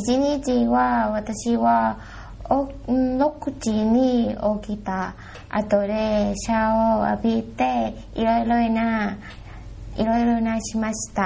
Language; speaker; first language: Japanese; non-native, learner; Thai